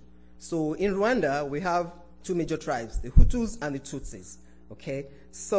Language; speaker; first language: English; non-native, local second language; Yoruba